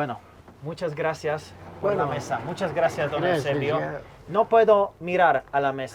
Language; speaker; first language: Spanish; non-native, learner; Slovak